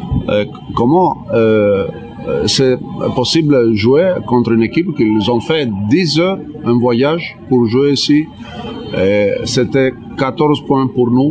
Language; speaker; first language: French; non-native, learner; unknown